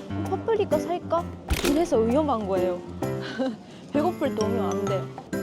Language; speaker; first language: Korean; non-native, fluent; Japanese